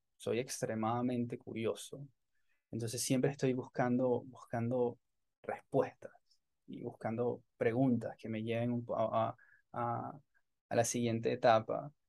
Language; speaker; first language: Spanish; native; Spanish